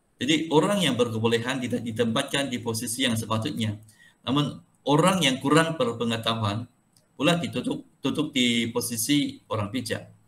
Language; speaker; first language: Malay; non-native, local second language; Chinese